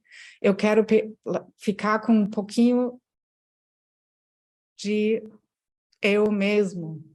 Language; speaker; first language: Portuguese; non-native, fluent; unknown